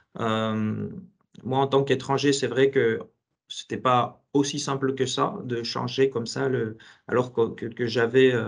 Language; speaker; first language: French; non-native, fluent; Georgian